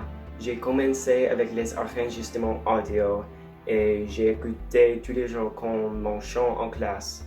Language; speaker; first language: French; non-native, learner; English